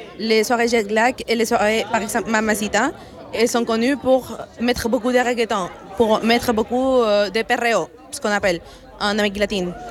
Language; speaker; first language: French; non-native, fluent; Spanish